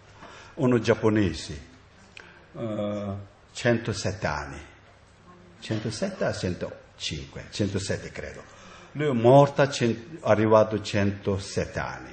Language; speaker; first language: Italian; non-native, learner; Tibetan